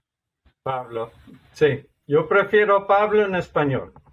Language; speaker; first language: Spanish; non-native, fluent; English